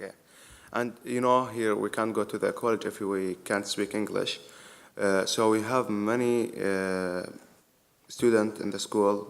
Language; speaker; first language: English; non-native, learner; Arabic